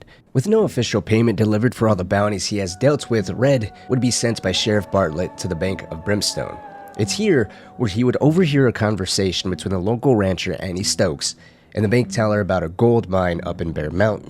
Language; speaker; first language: English; native; English